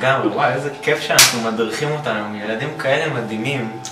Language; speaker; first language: Hebrew; native; Hebrew